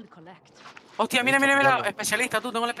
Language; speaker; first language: Spanish; native; Spanish